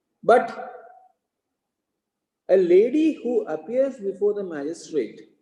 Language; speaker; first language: English; non-native, local second language; Malayalam